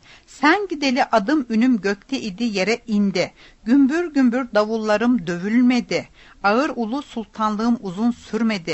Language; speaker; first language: Turkish; native; Turkish